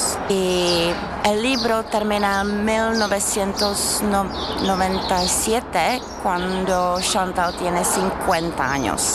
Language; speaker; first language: Spanish; non-native, fluent; Czech